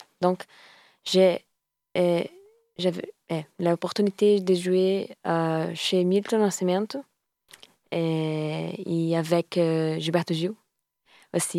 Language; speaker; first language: French; non-native, learner; Portuguese